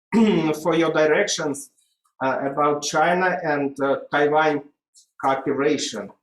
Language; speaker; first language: English; non-native, fluent; Russian